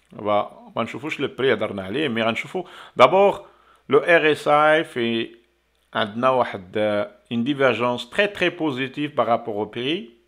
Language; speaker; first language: French; non-native, local second language; Arabic